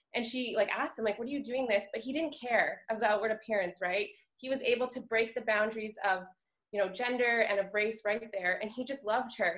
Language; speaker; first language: English; native; English